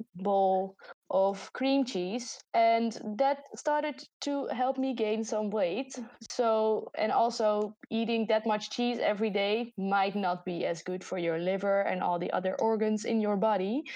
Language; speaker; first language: English; non-native, fluent; Dutch